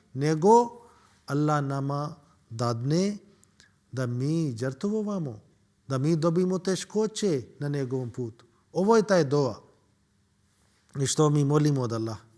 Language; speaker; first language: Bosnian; non-native, learner; Urdu